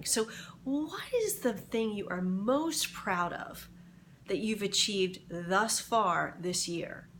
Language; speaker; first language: English; native; English